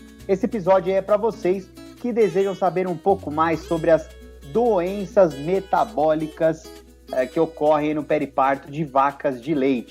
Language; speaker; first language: Portuguese; native; Portuguese